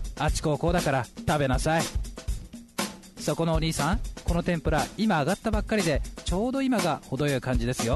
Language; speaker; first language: Japanese; native; Japanese